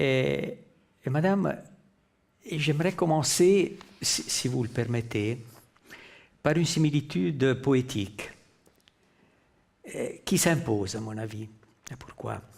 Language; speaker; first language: French; non-native, local second language; Italian